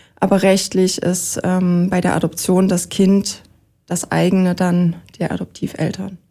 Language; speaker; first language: German; native; German